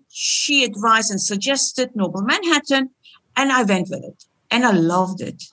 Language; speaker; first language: English; non-native, fluent; Turkish